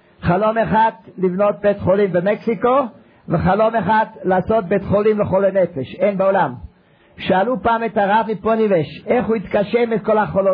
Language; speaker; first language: Hebrew; non-native, fluent; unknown